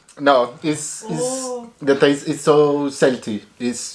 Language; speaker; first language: English; non-native, learner; Spanish